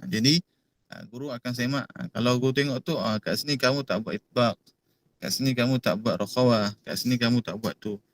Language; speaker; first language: Malay; native; Malay